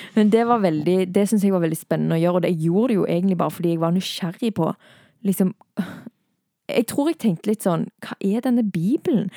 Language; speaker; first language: Norwegian; native; Norwegian